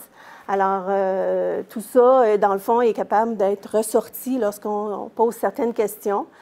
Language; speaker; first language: French; native; French